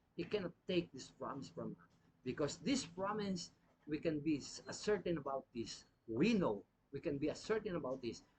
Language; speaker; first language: English; non-native, local second language; Filipino